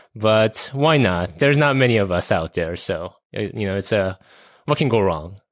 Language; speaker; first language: English; early bilingual, other home language; Korean